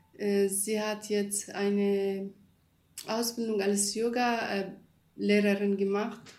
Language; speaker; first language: German; non-native, learner; Kurdish